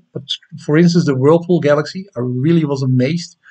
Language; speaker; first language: English; non-native, fluent; Dutch